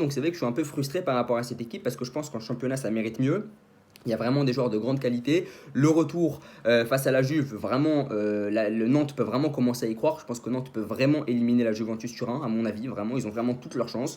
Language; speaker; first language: French; native; French